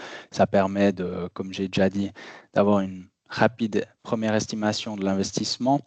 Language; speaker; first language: French; native; French